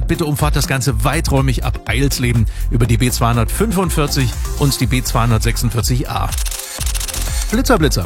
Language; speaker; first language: German; native; German